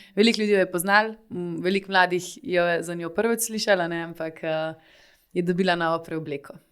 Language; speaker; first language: Slovenian; native; Slovenian